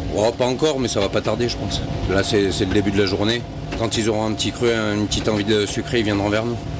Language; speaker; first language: French; native; French